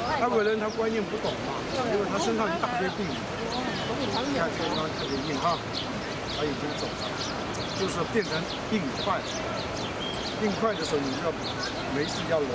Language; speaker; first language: Chinese; native; Chinese